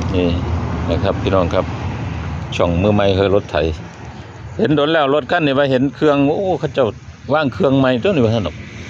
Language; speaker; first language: Thai; non-native, local second language; Northeastern Thai